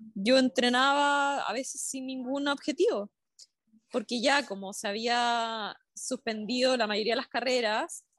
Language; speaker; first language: Spanish; native; Spanish